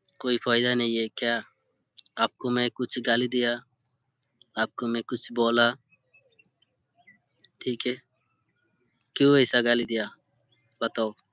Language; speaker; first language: Hindi; non-native, learner; Bangla